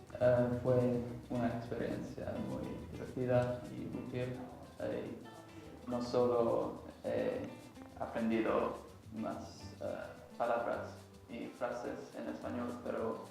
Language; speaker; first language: Spanish; non-native, learner; English